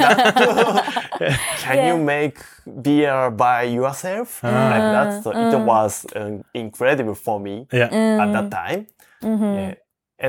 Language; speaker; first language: English; non-native, learner; Japanese